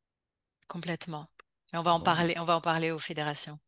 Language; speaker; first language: French; native; French